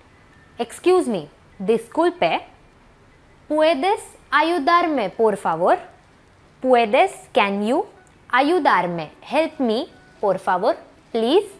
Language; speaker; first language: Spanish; non-native, learner; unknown